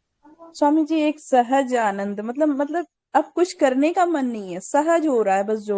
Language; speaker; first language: Hindi; native; Hindi